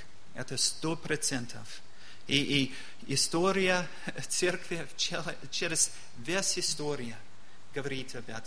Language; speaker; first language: Russian; non-native, learner; English